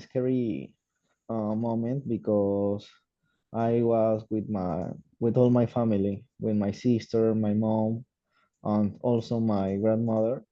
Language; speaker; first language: English; non-native, learner; Spanish